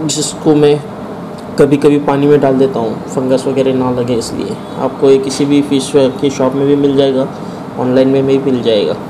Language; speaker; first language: Hindi; non-native, local second language; Marathi